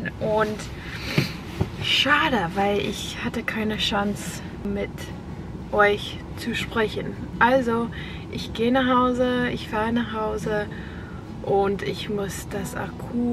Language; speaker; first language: German; non-native, learner; English